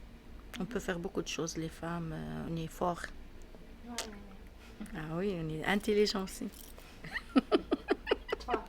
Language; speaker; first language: French; non-native, learner; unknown